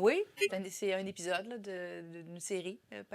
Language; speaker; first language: French; native; French